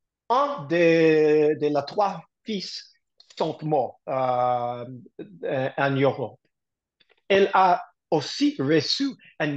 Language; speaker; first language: French; non-native, learner; English